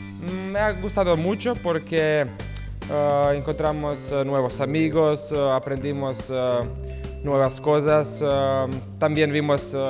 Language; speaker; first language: Spanish; non-native, learner; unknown